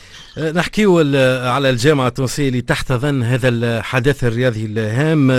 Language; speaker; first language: Arabic; native; Arabic